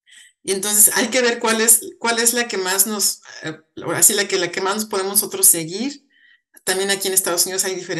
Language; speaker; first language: Spanish; native; Spanish